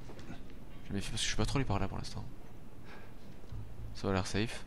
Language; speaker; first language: French; native; French